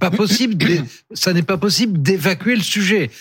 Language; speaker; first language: French; native; French